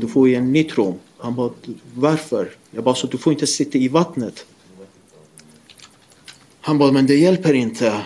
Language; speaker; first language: Swedish; non-native, fluent; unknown